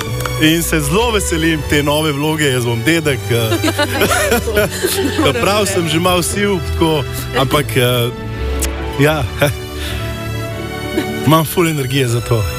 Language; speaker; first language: Slovenian; native; Slovenian